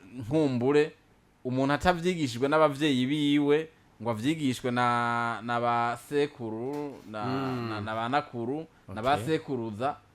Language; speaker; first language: Rundi; native; Rundi